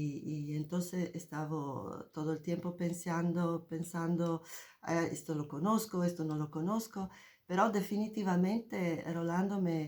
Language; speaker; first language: Spanish; non-native, fluent; Italian